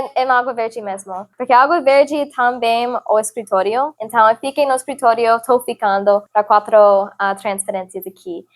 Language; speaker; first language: Portuguese; non-native, learner; English